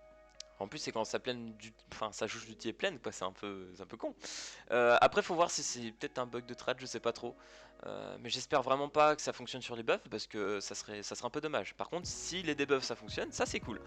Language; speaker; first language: French; native; French